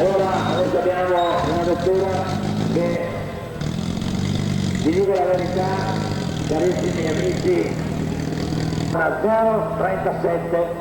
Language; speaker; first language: Italian; native; Italian